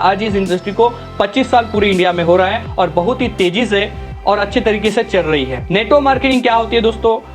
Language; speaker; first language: Hindi; non-native, local second language; Marathi